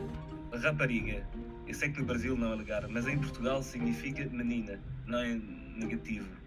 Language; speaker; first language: Portuguese; early bilingual, heritage; French